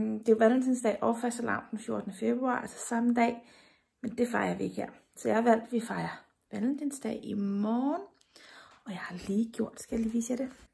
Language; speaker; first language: Danish; native; Danish